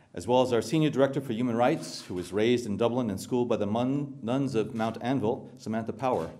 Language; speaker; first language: English; native; English